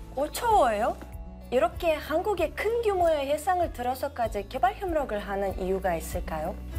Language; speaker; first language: Korean; non-native, fluent; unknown